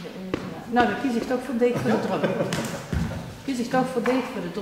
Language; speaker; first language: Dutch; native; Dutch